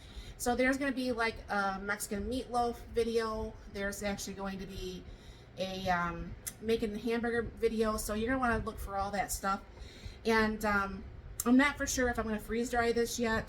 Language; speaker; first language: English; native; English